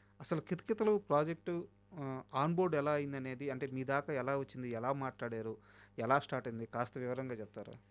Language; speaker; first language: Telugu; native; Telugu